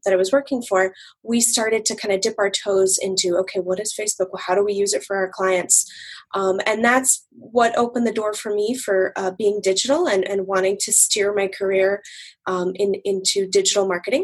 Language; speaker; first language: English; native; English